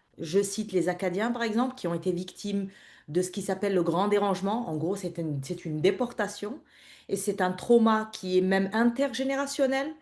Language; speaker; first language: French; non-native, local second language; Arabic